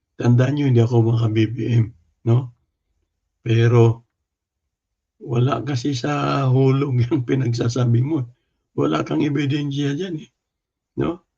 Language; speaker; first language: Filipino; non-native, local second language; Cebuano